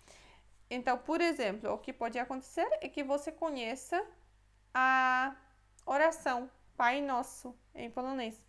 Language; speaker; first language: Portuguese; non-native, fluent; Polish